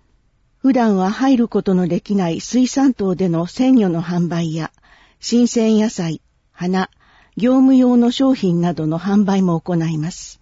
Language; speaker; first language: Japanese; native; Japanese